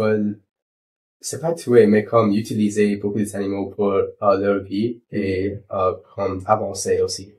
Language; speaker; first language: French; non-native, local second language; English